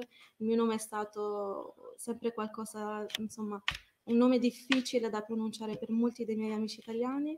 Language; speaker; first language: Italian; early bilingual, other home language; Arabic